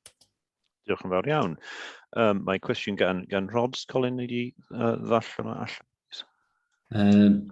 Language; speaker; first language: Welsh; native; Welsh